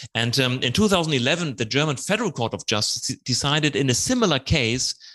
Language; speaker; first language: English; non-native, fluent; German